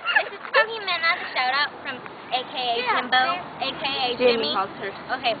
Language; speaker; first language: English; native; English